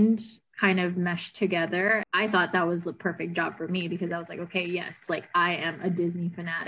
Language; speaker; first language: English; non-native, local second language; Filipino